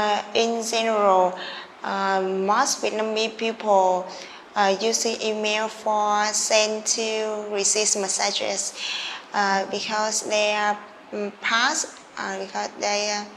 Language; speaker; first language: English; non-native, learner; Vietnamese